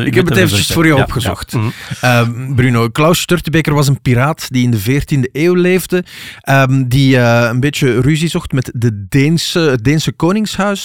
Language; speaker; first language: Dutch; native; Dutch